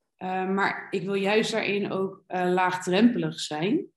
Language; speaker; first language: Dutch; native; Dutch